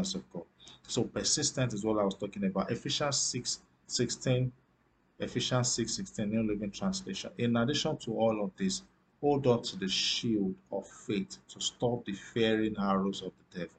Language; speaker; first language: English; non-native, local second language; Yoruba